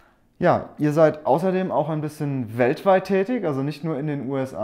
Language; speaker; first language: German; native; German